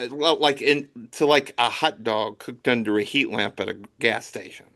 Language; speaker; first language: English; native; English